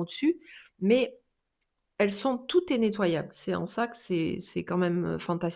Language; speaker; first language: French; native; French